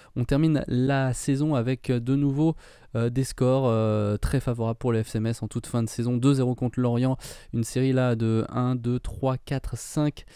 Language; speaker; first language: French; native; French